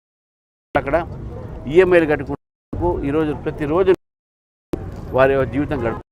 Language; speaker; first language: Telugu; native; Telugu